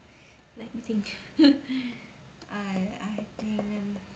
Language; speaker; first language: English; non-native, learner; Vietnamese